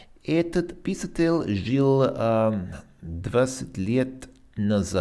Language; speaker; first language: Russian; non-native, fluent; English